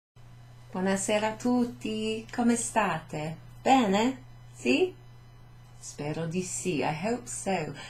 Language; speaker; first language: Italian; non-native, fluent; English